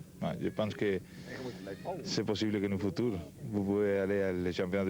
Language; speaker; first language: French; non-native, learner; Spanish